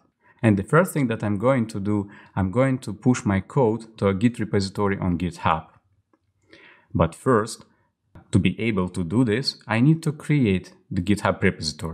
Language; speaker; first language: English; non-native, fluent; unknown